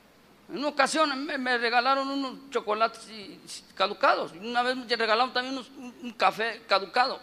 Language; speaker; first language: Spanish; native; Spanish